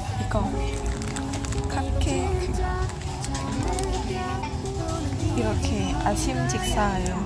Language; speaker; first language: Korean; non-native, learner; Thai